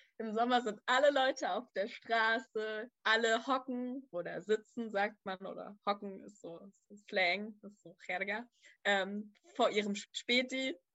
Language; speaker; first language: German; native; German